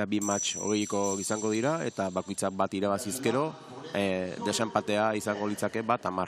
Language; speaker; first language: Basque; native; Basque